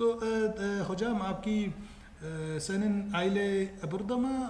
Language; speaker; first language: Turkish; non-native, learner; Urdu